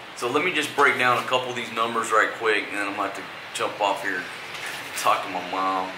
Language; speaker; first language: English; native; English